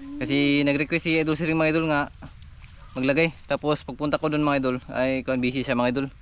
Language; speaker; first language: Filipino; non-native, local second language; Cebuano